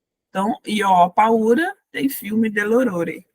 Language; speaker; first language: Italian; non-native, fluent; Portuguese